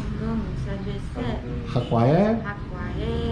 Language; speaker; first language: Korean; non-native, learner; Filipino